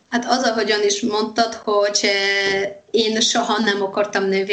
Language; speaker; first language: Hungarian; non-native, fluent; Polish